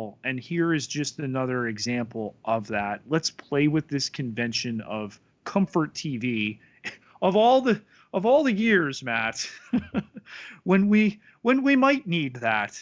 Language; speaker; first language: English; native; English